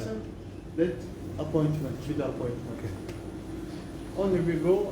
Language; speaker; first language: English; non-native, learner; Turkish